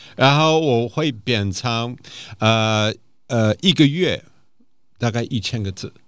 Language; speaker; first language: Chinese; non-native, fluent; English